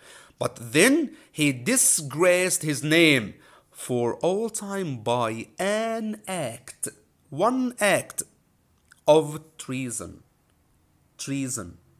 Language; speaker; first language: English; non-native, fluent; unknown